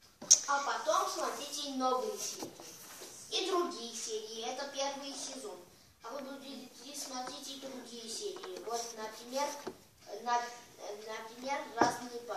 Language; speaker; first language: Russian; non-native, learner; Armenian